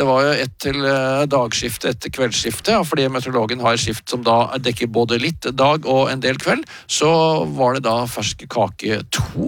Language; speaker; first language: Norwegian; native; Norwegian